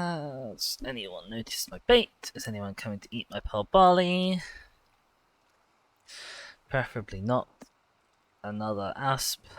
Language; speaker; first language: English; native; English